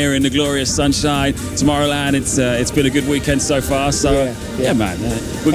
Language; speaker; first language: English; native; English